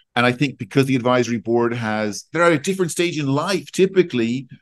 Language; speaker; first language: English; native; English